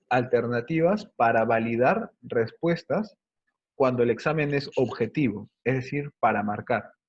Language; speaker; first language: Spanish; native; Spanish